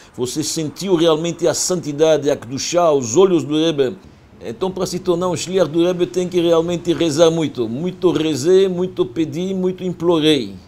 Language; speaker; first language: Portuguese; non-native, fluent; French